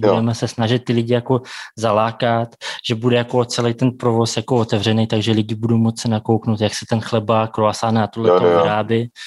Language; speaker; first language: Czech; non-native, fluent; Russian